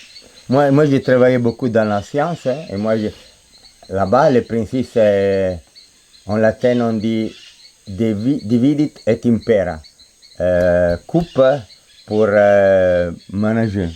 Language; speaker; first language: French; non-native, fluent; Spanish